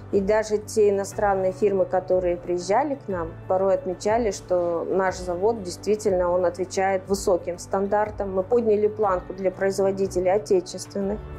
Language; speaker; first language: Russian; native; Russian